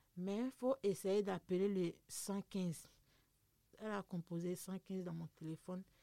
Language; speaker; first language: French; non-native, local second language; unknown